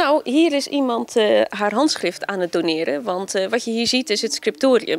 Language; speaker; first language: Dutch; native; Dutch